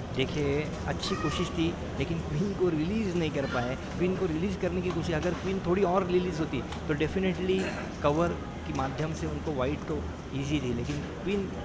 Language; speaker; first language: Hindi; non-native, local second language; Marathi